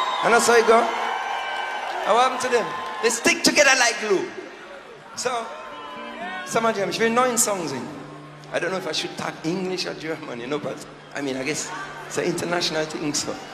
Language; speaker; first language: English; non-native, fluent; German